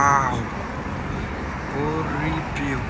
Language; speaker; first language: English; non-native, learner; Arabic